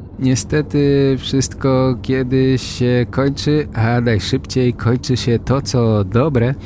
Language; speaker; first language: Polish; native; Polish